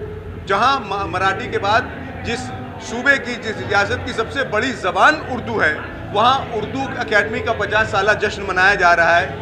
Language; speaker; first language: Hindi; native; Hindi